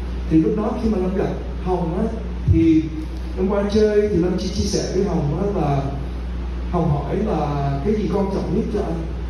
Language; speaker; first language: Vietnamese; early bilingual, heritage; Vietnamese